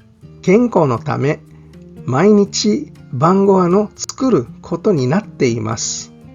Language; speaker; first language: Japanese; non-native, fluent; English